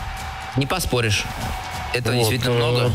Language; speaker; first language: Russian; native; Russian